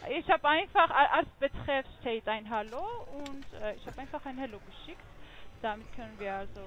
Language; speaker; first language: German; non-native, fluent; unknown